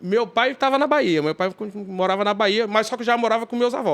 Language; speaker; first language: Portuguese; native; Portuguese